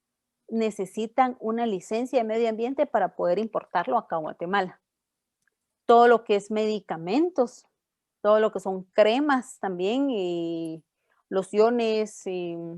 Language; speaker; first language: Spanish; native; Spanish